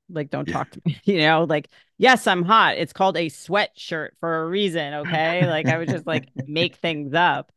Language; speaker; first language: English; native; English